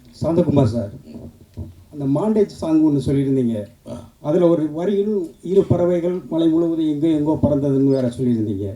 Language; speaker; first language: Tamil; native; Tamil